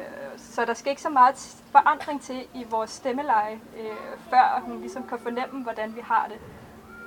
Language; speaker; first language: Danish; native; Danish